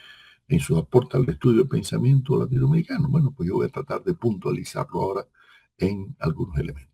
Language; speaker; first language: Spanish; native; Spanish